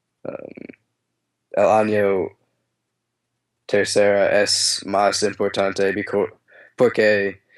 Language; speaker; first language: Spanish; non-native, learner; English